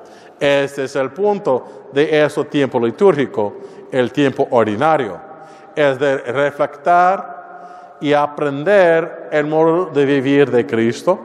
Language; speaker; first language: Spanish; non-native, learner; English